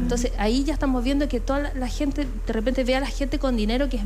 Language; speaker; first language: Spanish; native; Spanish